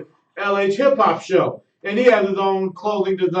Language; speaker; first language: English; native; English